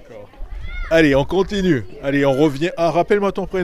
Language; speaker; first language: French; native; French